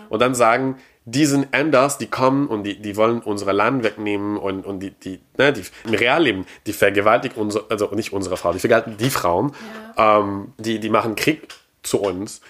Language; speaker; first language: German; non-native, fluent; French